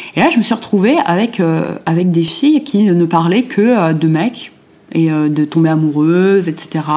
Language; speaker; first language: French; early bilingual, other home language; German